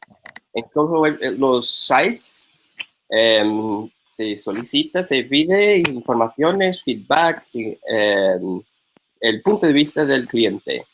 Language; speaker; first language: Spanish; non-native, fluent; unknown